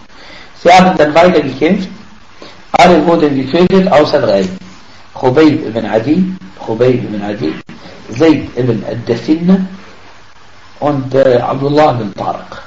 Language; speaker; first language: German; non-native, fluent; Arabic